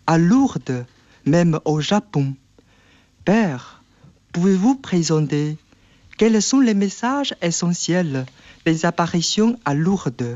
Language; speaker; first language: French; non-native, fluent; Chinese